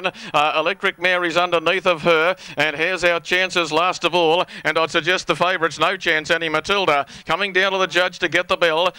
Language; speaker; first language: English; native; English